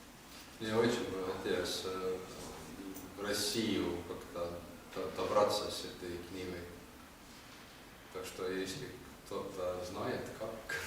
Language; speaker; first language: Russian; non-native, learner; Estonian